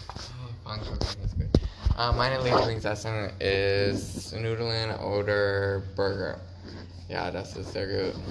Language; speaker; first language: German; non-native, learner; English